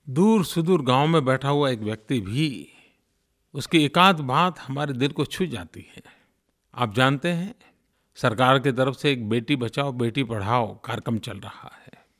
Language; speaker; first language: Hindi; non-native, local second language; Gujarati